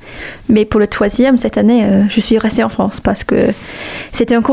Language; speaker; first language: French; non-native, fluent; English